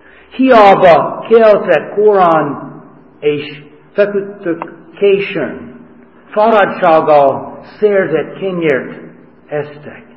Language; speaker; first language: Hungarian; non-native, fluent; English